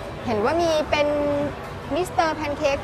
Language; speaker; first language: Thai; native; Thai